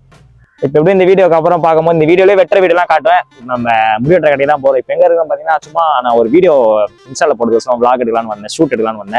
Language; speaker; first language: Tamil; native; Tamil